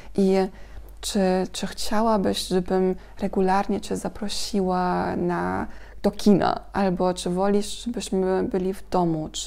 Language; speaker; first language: Polish; non-native, fluent; German